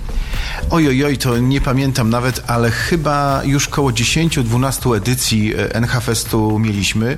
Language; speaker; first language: Polish; native; Polish